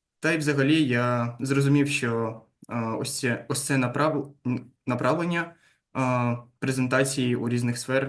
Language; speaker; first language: Ukrainian; non-native, local second language; Russian